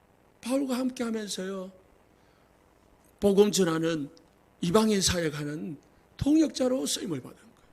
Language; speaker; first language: Korean; native; Korean